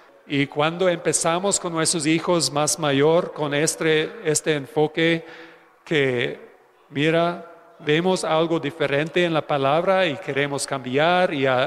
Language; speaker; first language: Spanish; non-native, fluent; English